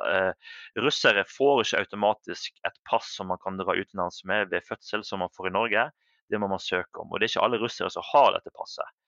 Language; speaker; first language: Norwegian; native; Norwegian